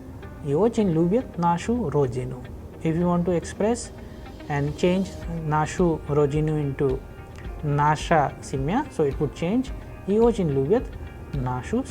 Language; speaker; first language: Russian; non-native, fluent; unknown